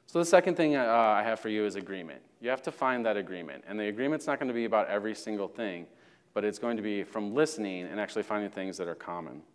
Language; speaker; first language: English; native; English